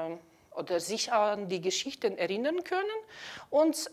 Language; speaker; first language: German; non-native, fluent; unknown